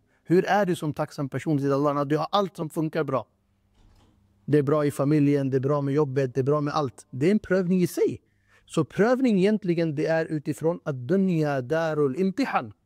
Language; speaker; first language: Swedish; non-native, fluent; Urdu